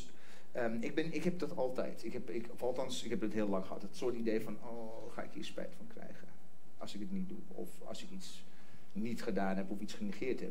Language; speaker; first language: Dutch; non-native, fluent; English